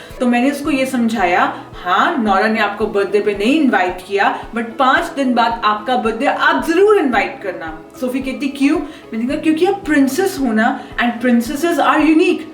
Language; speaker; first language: Hindi; native; Hindi